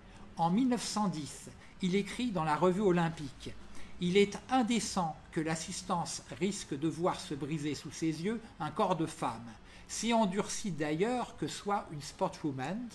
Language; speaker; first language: French; native; French